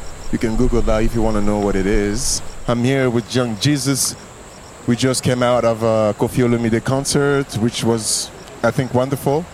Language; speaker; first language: English; non-native, fluent; Lingala